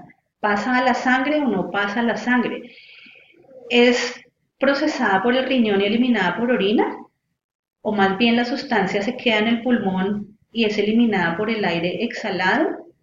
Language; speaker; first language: Spanish; native; Spanish